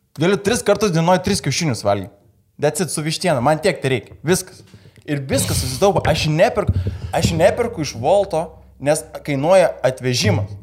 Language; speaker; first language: Lithuanian; native; Lithuanian